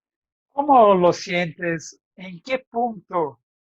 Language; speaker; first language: Spanish; non-native, fluent; Portuguese